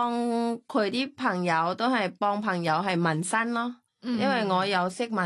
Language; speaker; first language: Cantonese; non-native, learner; Thai